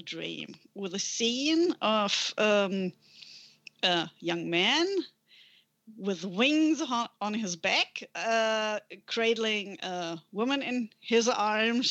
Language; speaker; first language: English; non-native, fluent; German